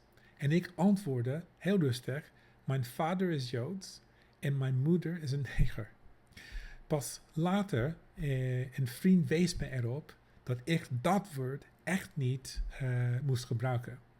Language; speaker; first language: Dutch; non-native, fluent; English